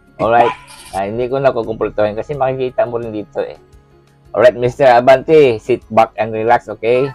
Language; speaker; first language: Filipino; non-native, local second language; Cebuano